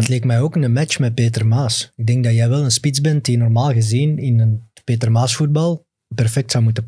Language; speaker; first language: Dutch; native; Dutch